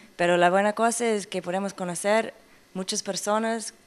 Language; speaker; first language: Spanish; non-native, learner; English